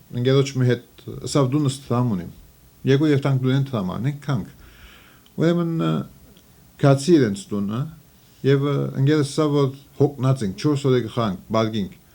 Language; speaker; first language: Armenian; early bilingual, heritage; Armenian